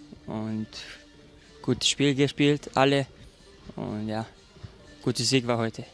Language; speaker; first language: German; non-native, fluent; Romanian